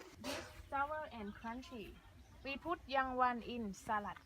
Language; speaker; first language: English; non-native, learner; Thai